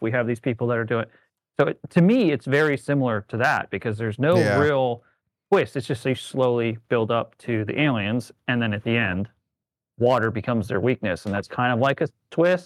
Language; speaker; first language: English; native; English